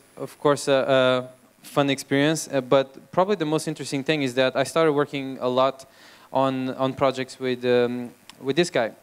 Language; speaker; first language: English; non-native, fluent; Portuguese